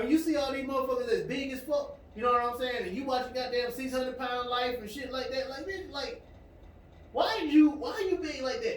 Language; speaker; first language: English; native; English